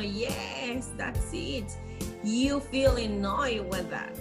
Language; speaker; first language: English; non-native, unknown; Spanish